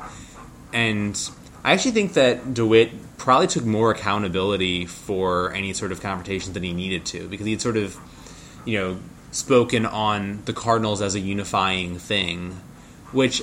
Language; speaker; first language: English; native; English